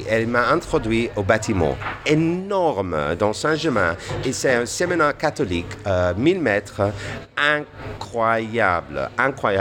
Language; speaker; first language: French; non-native, fluent; English